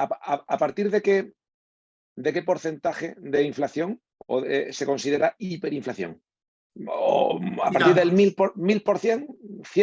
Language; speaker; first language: Spanish; native; Spanish